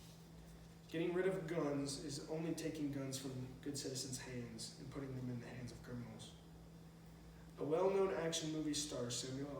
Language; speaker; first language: English; native; English